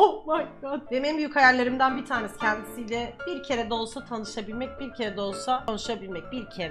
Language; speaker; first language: Turkish; native; Turkish